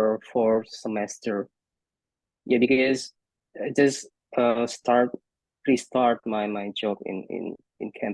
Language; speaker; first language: English; non-native, fluent; Indonesian